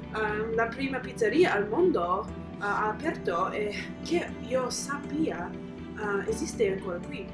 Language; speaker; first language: Italian; non-native, learner; English